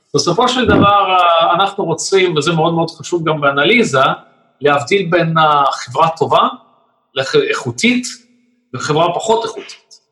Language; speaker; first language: Hebrew; non-native, fluent; Russian